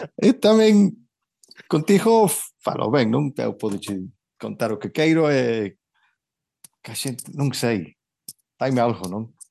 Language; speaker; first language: Galician; early bilingual, heritage; Galician